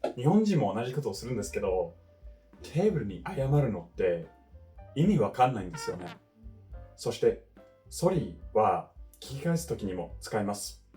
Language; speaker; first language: Japanese; non-native, fluent; English